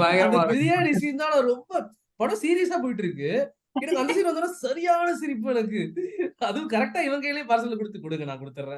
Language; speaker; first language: Tamil; native; Tamil